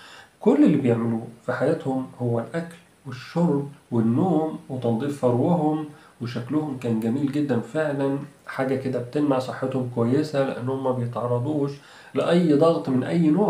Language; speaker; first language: Arabic; native; Arabic